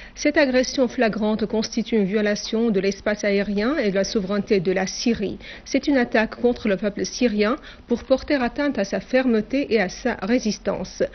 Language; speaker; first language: French; non-native, fluent; Arabic